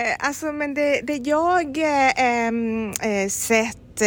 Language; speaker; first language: Swedish; non-native, fluent; Spanish